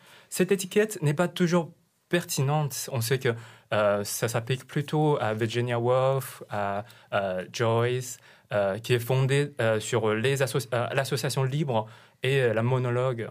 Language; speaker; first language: French; non-native, fluent; Chinese